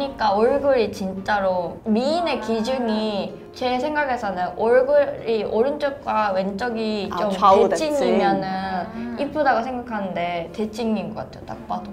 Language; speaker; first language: Korean; non-native, fluent; Japanese